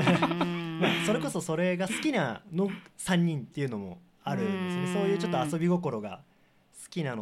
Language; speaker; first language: Japanese; native; Japanese